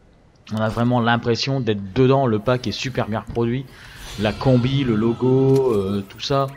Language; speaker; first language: French; native; French